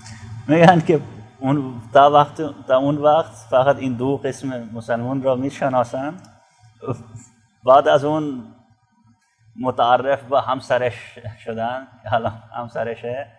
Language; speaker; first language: Persian; non-native, fluent; Urdu